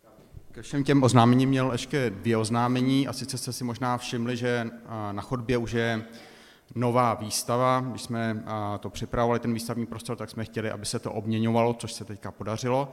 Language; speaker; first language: Czech; native; Czech